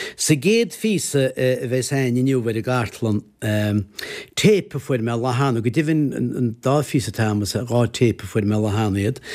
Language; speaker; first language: Irish; native; Irish